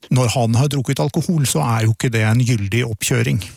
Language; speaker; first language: Norwegian; native; Norwegian